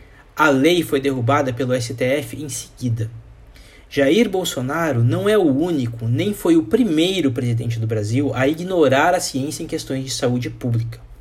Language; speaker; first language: Portuguese; native; Portuguese